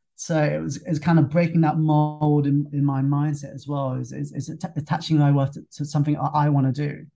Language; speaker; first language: English; native; English